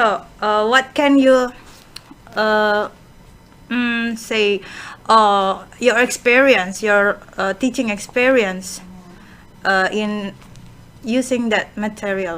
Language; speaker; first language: English; non-native, fluent; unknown